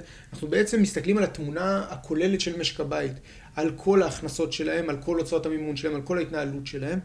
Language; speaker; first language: Hebrew; native; Hebrew